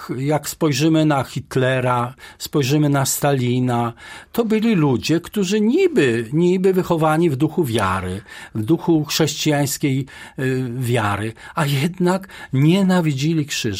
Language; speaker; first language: Polish; native; Polish